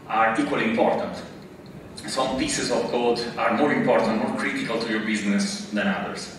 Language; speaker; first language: English; non-native, fluent; Italian